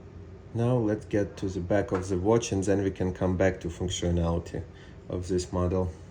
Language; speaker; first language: English; non-native, fluent; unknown